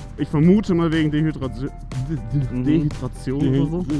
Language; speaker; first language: German; native; German